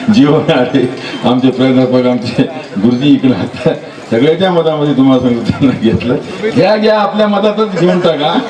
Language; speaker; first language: Marathi; non-native, local second language; Lambadi